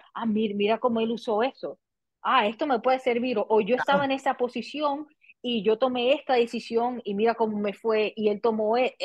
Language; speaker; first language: Spanish; early bilingual, heritage; Spanish